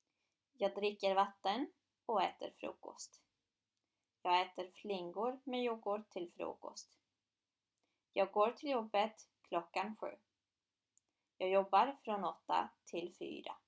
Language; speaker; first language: Swedish; non-native, fluent; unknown